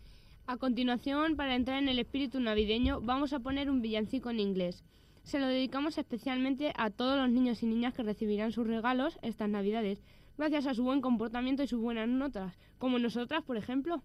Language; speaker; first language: Spanish; native; Spanish